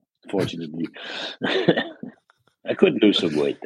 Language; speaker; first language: English; non-native, fluent; Dutch